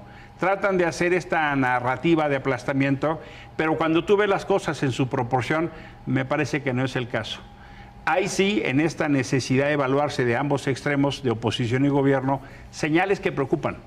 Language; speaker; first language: Spanish; native; Spanish